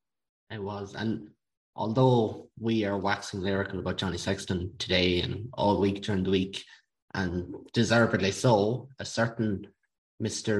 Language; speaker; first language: English; native; English